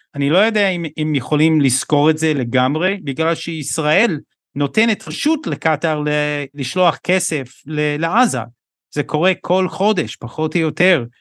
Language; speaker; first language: Hebrew; non-native, fluent; English